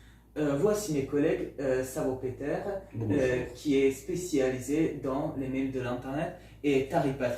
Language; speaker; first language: French; non-native, learner; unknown